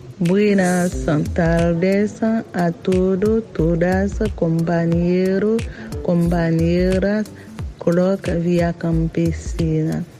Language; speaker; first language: Spanish; non-native, learner; Haitian Creole